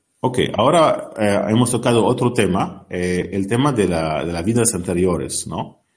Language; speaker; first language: Spanish; non-native, learner; Arabic